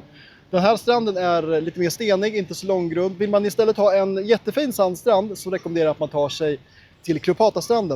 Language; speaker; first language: Swedish; native; Swedish